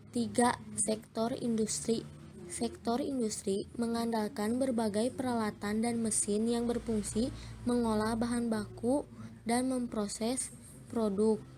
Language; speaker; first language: Indonesian; native; Indonesian